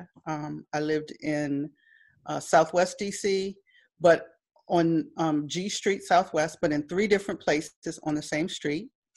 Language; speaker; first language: English; native; English